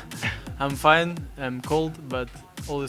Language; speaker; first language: English; non-native, fluent; Russian